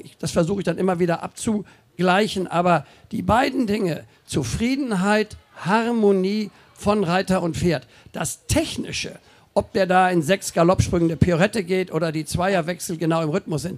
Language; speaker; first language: German; native; German